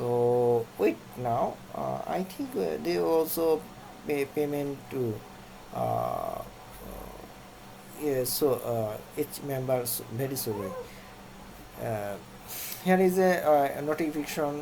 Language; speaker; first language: English; non-native, local second language; Bangla